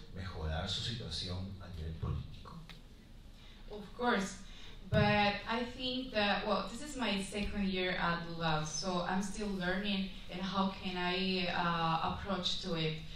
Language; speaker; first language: English; non-native, fluent; Spanish